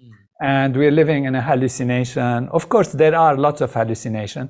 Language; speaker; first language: English; non-native, fluent; Arabic